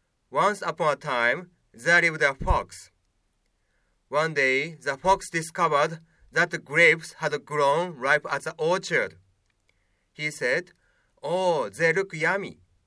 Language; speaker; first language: English; non-native, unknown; Japanese